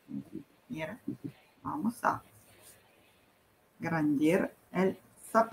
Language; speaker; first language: Spanish; non-native, learner; Italian